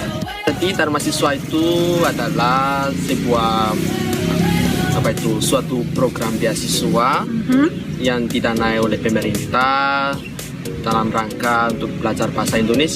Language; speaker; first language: Indonesian; non-native, learner; Malagasy